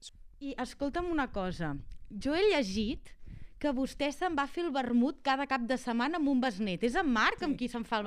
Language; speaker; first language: Catalan; native; Catalan